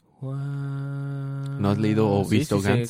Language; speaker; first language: Spanish; native; Spanish